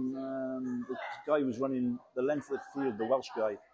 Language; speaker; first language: English; native; English